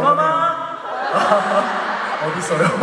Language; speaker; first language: Korean; non-native, learner; Cantonese